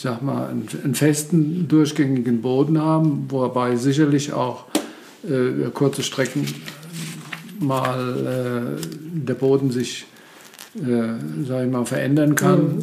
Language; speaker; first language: German; native; German